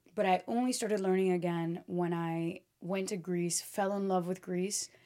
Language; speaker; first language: English; early bilingual, other home language; Portuguese